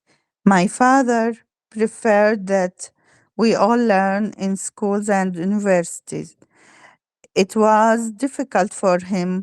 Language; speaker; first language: English; non-native, learner; Arabic